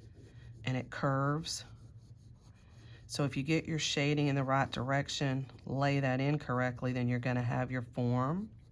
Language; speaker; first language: English; native; English